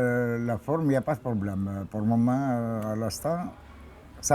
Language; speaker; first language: French; non-native, learner; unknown